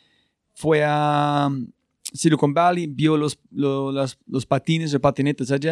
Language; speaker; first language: Spanish; non-native, fluent; English